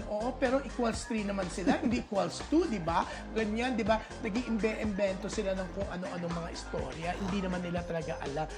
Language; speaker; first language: Filipino; native; Filipino